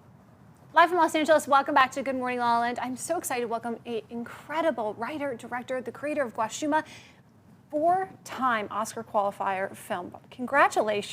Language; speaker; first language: English; native; English